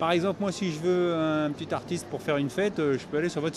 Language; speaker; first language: French; native; French